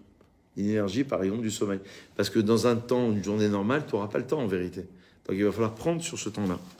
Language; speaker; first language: French; native; French